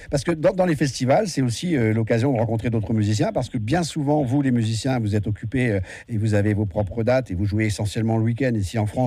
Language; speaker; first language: French; native; French